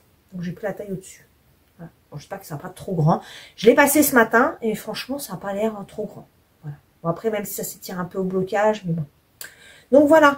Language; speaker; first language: French; native; French